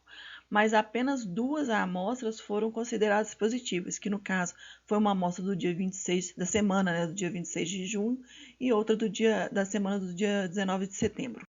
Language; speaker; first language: Portuguese; native; Portuguese